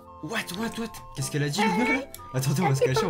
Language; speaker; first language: French; native; French